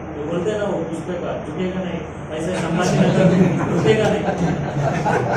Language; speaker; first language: Hindi; non-native, local second language; Marathi